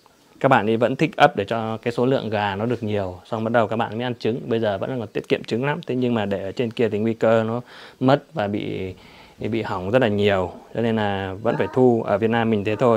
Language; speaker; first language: Vietnamese; native; Vietnamese